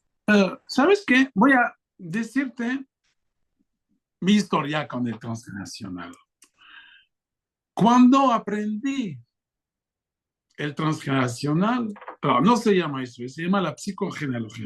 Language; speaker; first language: Spanish; non-native, fluent; French